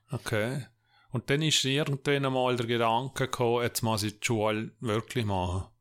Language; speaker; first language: German; native; German